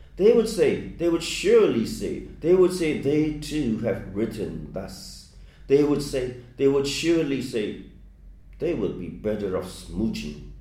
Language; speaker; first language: English; non-native, fluent; Burmese